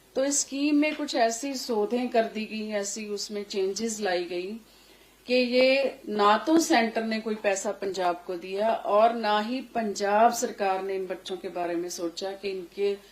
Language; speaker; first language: Hindi; non-native, local second language; Punjabi